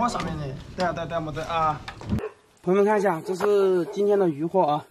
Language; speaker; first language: Chinese; native; Chinese